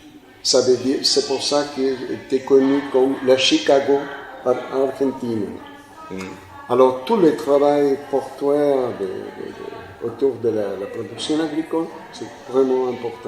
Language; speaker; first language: French; non-native, fluent; Spanish